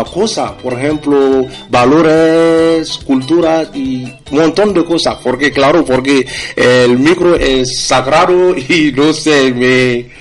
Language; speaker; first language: Spanish; non-native, fluent; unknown